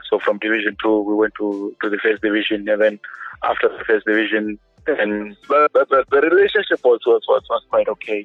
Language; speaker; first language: English; non-native, local second language; Shona